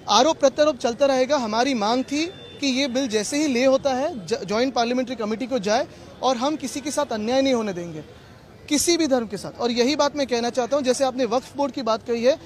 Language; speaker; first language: Hindi; non-native, local second language; Marathi